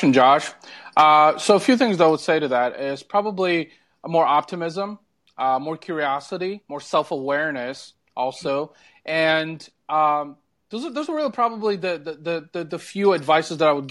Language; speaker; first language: English; early bilingual, other home language; Bulgarian